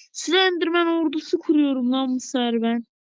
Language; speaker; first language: Turkish; native; Turkish